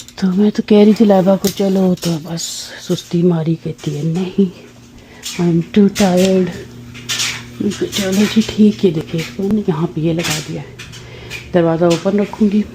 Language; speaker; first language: Urdu; native; Urdu